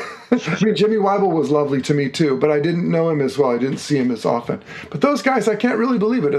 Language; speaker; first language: English; native; English